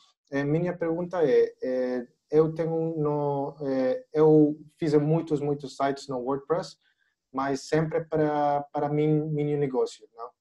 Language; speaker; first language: Portuguese; non-native, learner; Spanish